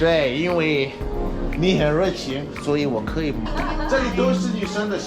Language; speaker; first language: Chinese; non-native, learner; English